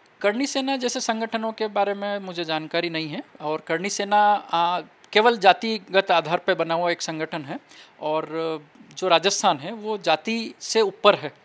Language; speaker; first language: Hindi; native; Hindi